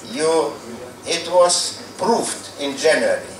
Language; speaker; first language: English; non-native, fluent; Lithuanian